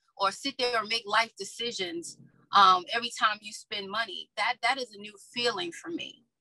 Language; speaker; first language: English; native; English